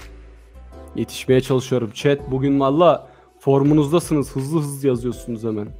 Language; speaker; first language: Turkish; native; Turkish